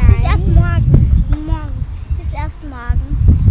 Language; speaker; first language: German; non-native, local second language; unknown